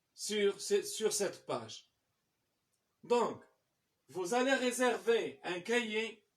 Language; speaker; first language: French; non-native, local second language; Arabic